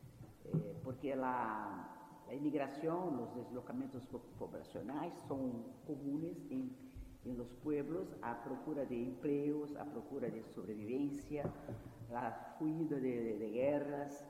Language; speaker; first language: Spanish; non-native, fluent; Portuguese